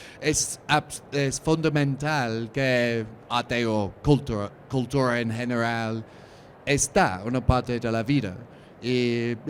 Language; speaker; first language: Spanish; non-native, learner; English